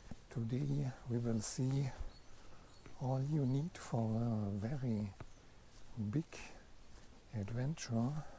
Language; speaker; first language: English; non-native, fluent; German